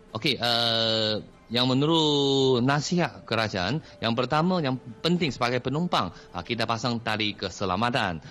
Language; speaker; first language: Malay; non-native, fluent; Chinese